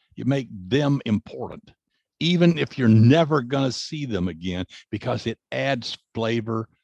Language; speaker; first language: English; native; English